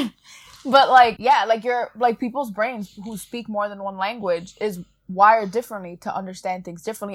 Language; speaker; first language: English; early bilingual, other home language; Spanish